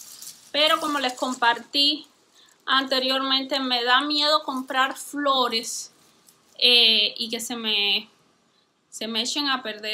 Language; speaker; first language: Spanish; native; Spanish